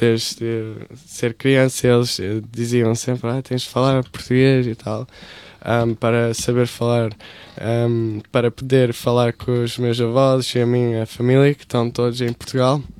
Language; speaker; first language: Portuguese; early bilingual, heritage; English